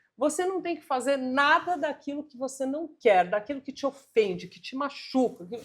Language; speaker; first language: Portuguese; native; Portuguese